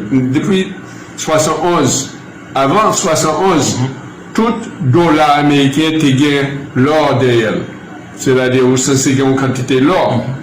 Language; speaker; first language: Haitian Creole; non-native, fluent; English